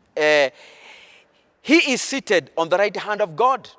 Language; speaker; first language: English; non-native, local second language; Swahili